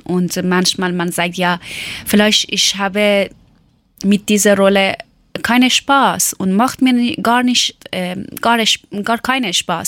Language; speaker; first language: German; non-native, learner; Persian